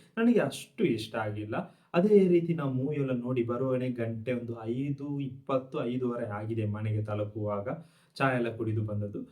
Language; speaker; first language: Kannada; non-native, local second language; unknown